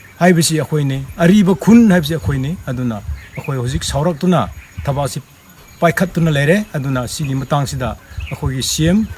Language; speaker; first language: Manipuri; non-native, local second language; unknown